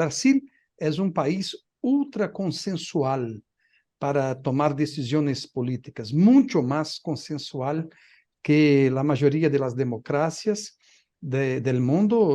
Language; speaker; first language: Spanish; non-native, fluent; Portuguese